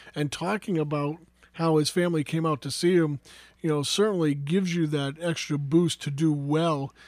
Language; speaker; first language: English; native; English